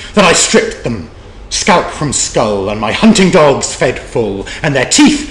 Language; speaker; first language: English; native; English